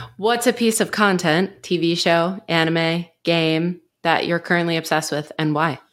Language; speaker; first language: English; native; English